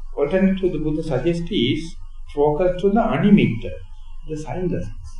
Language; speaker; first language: English; non-native, local second language; Sinhala